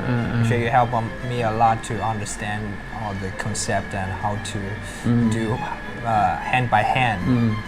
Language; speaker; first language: English; non-native, learner; Chinese